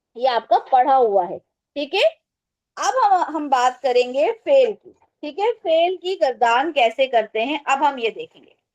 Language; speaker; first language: Urdu; native; Urdu